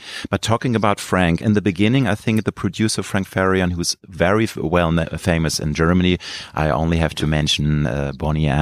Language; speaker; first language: English; non-native, fluent; German